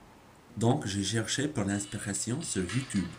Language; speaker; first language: French; non-native, learner; English